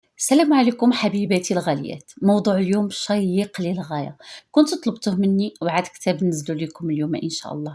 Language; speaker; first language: Arabic; native; Arabic